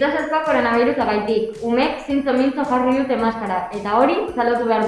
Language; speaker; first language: Basque; native; Basque